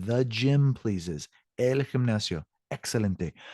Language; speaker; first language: Spanish; non-native, learner; English